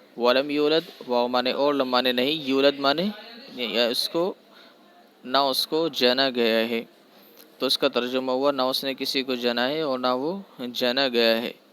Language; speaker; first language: Urdu; native; Urdu